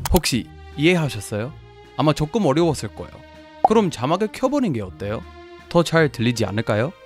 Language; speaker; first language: Korean; non-native, fluent; English